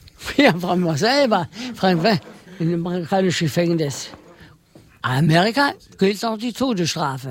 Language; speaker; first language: German; non-native, learner; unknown